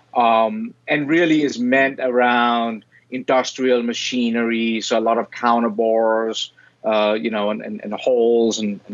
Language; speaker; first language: English; non-native, fluent; Danish